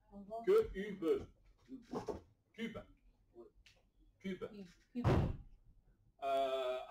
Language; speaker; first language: French; native; French